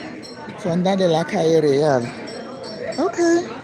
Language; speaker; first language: Spanish; non-native, learner; English